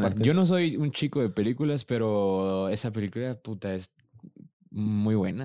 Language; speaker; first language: Spanish; native; Spanish